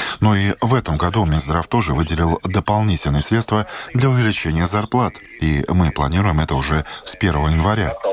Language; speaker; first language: Russian; non-native, local second language; Latvian